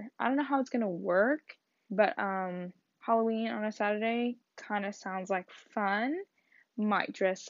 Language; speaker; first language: English; early bilingual, other home language; Vietnamese